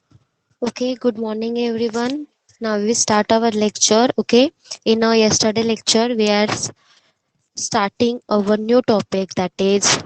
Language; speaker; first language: English; non-native, local second language; Hindi